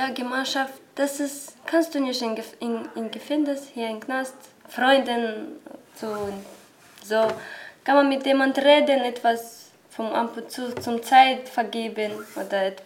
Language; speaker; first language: German; non-native, learner; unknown